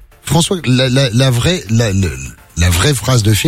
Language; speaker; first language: French; native; French